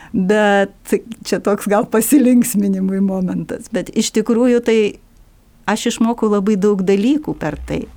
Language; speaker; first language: Lithuanian; native; Lithuanian